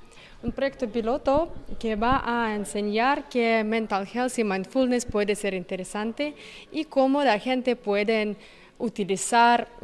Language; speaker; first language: Spanish; non-native, fluent; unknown